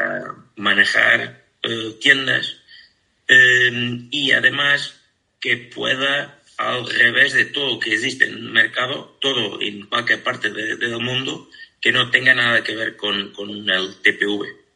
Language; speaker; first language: Spanish; non-native, fluent; Portuguese